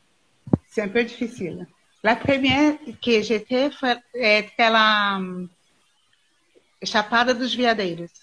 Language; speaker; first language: French; non-native, learner; Portuguese